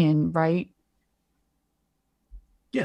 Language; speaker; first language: English; native; English